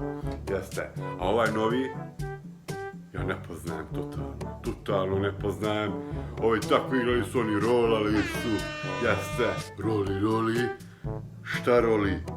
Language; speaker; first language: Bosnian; non-native, local second language; Hungarian